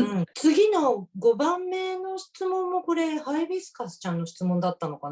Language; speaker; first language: Japanese; native; Japanese